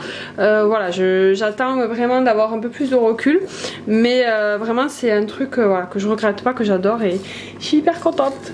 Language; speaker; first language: French; native; French